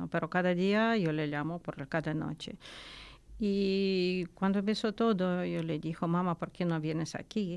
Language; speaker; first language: Spanish; non-native, learner; Ukrainian